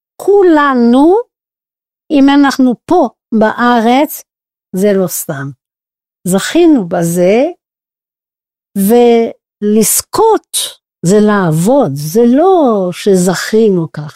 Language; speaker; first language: Hebrew; non-native, fluent; French